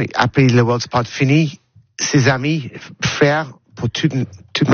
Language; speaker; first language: French; non-native, learner; English